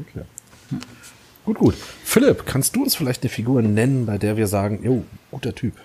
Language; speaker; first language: German; native; German